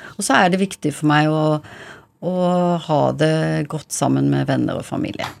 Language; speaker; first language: Norwegian; early bilingual, heritage; English